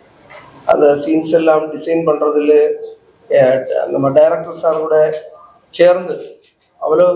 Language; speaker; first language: Tamil; non-native, local second language; Malayalam